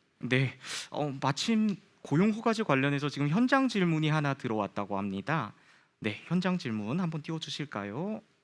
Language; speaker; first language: Korean; native; Korean